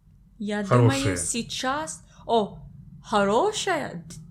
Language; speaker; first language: Russian; non-native, learner; English